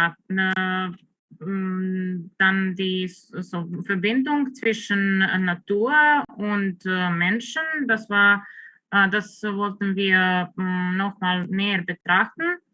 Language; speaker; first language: German; non-native, fluent; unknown